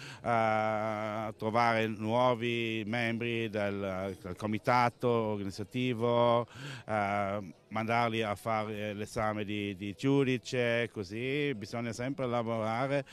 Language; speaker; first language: Italian; non-native, local second language; German